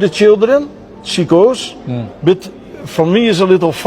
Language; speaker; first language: English; non-native, learner; Dutch